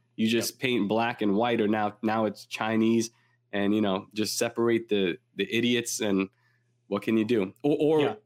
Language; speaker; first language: English; native; English